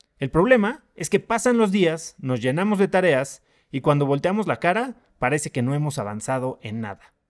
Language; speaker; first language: Spanish; native; Spanish